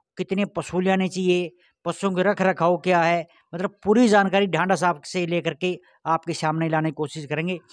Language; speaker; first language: Hindi; native; Hindi